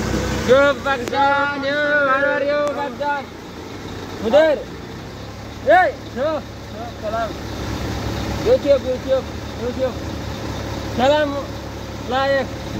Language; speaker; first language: Arabic; non-native, learner; Filipino